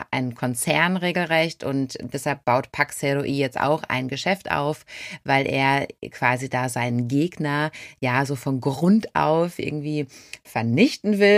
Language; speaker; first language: German; native; German